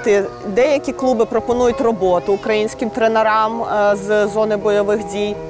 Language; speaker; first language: Ukrainian; native; Ukrainian